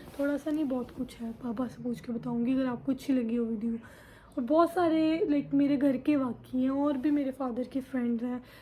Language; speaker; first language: Hindi; early bilingual, heritage; Urdu